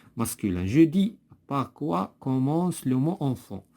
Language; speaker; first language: French; non-native, local second language; Arabic